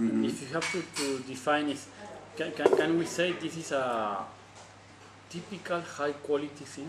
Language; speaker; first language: English; non-native, learner; Spanish